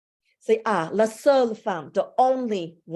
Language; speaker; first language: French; non-native, fluent; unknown